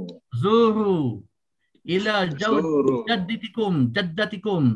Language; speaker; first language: Arabic; non-native, learner; Indonesian